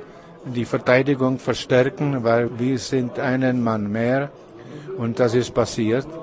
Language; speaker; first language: German; non-native, learner; Czech